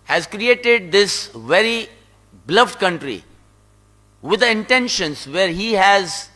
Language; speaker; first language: English; non-native, local second language; Sindhi